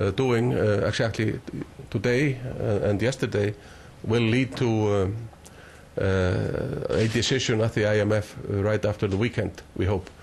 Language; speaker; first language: English; non-native, fluent; Icelandic